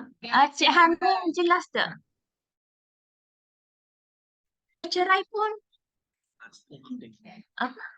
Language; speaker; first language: Malay; native; Malay